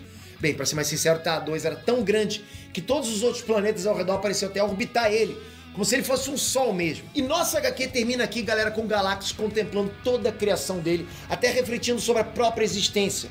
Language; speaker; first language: Portuguese; native; Portuguese